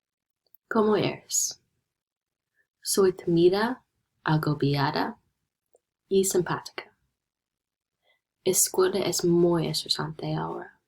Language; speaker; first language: Spanish; non-native, learner; English